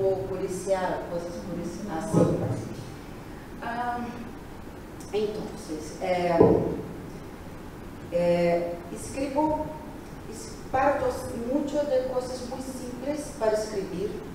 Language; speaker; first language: Spanish; non-native, learner; Portuguese